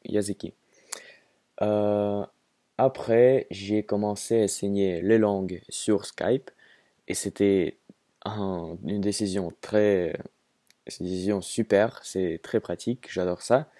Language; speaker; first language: French; non-native, fluent; Russian